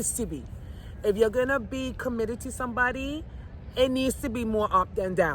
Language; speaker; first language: English; native; English